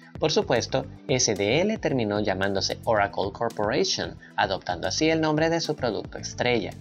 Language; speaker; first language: Spanish; native; Spanish